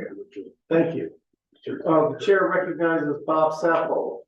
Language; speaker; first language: English; native; English